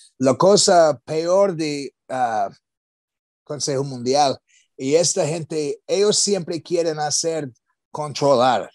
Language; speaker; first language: Spanish; non-native, learner; English